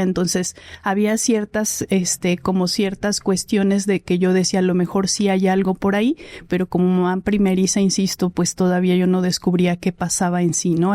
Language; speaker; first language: Spanish; native; Spanish